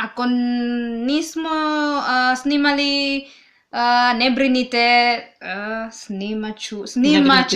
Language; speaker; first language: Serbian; non-native, learner; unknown